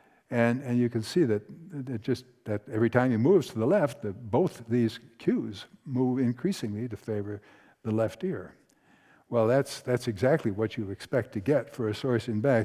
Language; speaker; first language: English; native; English